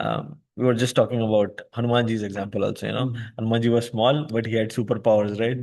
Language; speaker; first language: English; non-native, local second language; Hindi